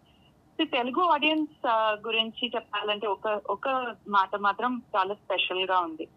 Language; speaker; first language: Telugu; non-native, fluent; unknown